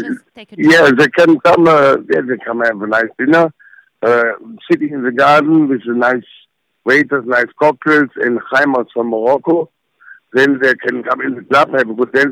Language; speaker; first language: English; non-native, fluent; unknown